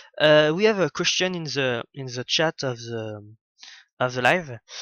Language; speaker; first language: English; non-native, learner; French